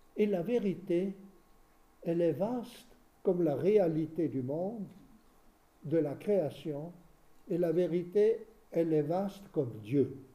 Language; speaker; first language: French; native; French